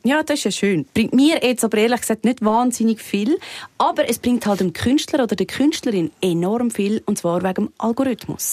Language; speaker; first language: German; native; German